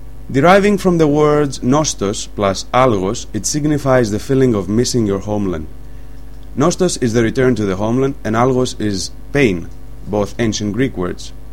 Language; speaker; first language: English; non-native, fluent; Greek